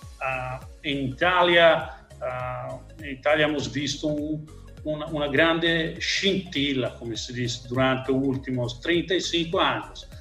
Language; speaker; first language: Portuguese; non-native, learner; Italian